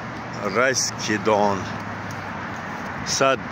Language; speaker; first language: Russian; non-native, local second language; Chechen